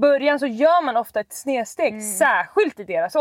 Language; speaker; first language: Swedish; native; Swedish